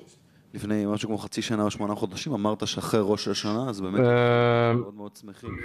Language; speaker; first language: Hebrew; non-native, fluent; Russian